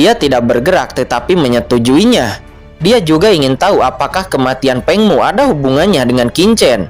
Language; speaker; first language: Indonesian; native; Indonesian